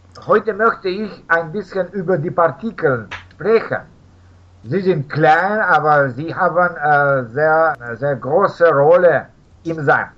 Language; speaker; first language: German; non-native, fluent; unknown